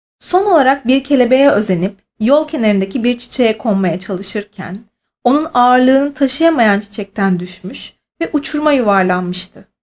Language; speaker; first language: Turkish; native; Turkish